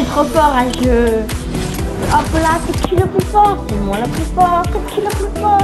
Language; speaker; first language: French; native; French